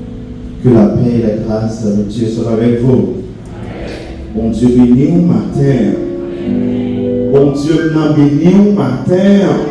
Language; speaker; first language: French; non-native, local second language; Haitian Creole